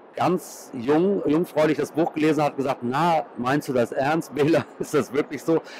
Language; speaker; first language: German; native; German